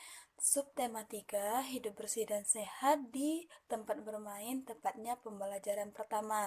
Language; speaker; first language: Indonesian; native; Indonesian